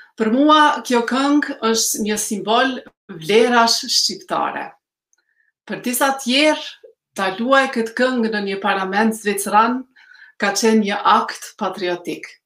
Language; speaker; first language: Albanian; early bilingual, heritage; Albanian